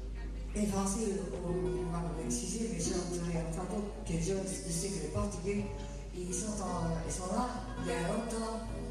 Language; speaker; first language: French; non-native, fluent; Portuguese